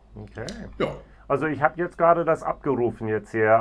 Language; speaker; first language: German; non-native, fluent; English